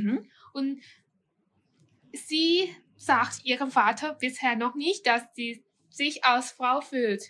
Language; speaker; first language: German; non-native, fluent; Thai